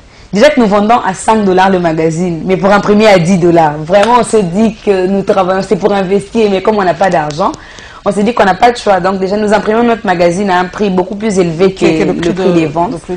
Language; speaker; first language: French; non-native, local second language; Lingala